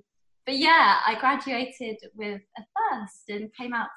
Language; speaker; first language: English; native; English